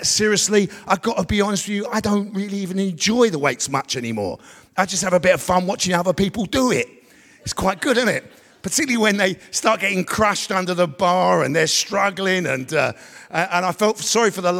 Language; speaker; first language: English; native; English